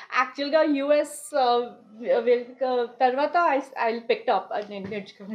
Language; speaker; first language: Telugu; non-native, learner; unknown